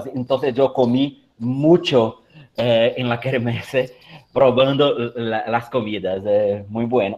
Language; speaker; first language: Spanish; non-native, fluent; Portuguese